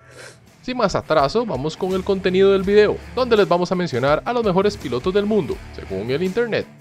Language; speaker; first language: Spanish; native; Spanish